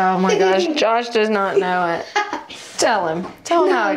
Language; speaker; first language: English; native; English